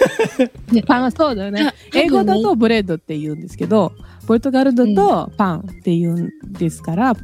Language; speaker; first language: Japanese; early bilingual, other home language; Portuguese